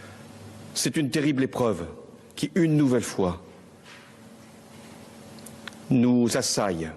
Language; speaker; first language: French; native; French